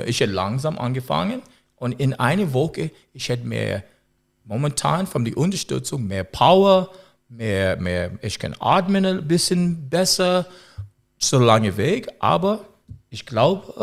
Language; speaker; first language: German; non-native, learner; English